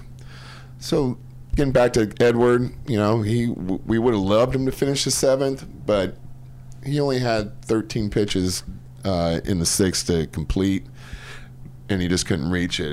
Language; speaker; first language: English; native; English